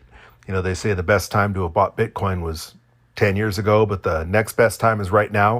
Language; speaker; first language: English; native; English